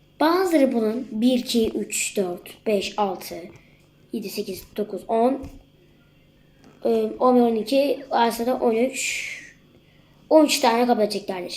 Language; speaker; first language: Turkish; native; Turkish